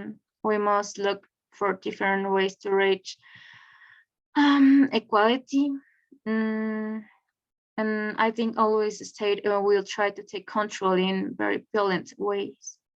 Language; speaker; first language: English; non-native, learner; Spanish